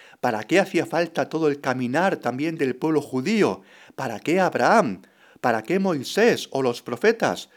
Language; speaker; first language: Spanish; native; Spanish